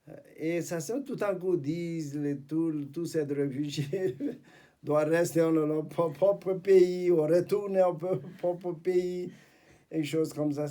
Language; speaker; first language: French; non-native, fluent; Tibetan